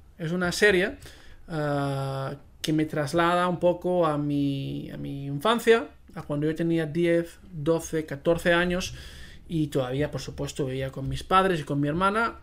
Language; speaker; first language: Spanish; non-native, local second language; Catalan